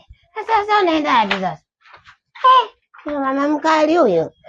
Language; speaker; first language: Swahili; native; Swahili